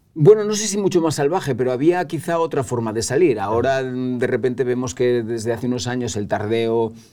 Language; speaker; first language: Spanish; native; Spanish